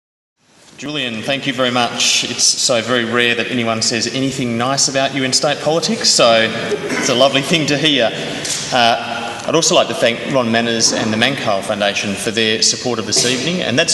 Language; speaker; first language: English; native; English